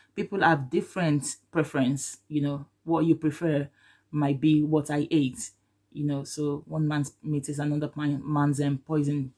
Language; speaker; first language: English; non-native, local second language; Yoruba